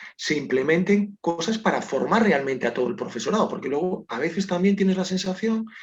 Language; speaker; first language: Spanish; non-native, local second language; Galician